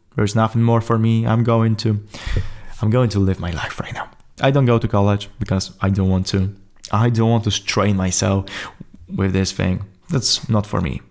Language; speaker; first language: English; non-native, fluent; Polish